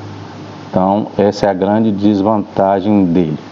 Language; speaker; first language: Portuguese; native; Portuguese